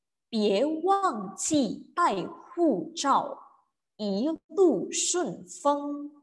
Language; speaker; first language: Chinese; non-native, fluent; Indonesian